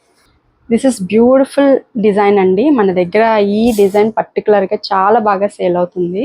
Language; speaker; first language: Telugu; native; Telugu